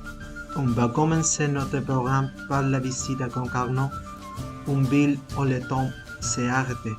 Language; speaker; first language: French; non-native, learner; Spanish